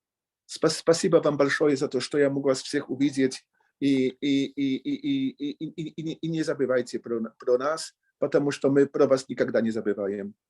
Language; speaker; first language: Russian; non-native, learner; Polish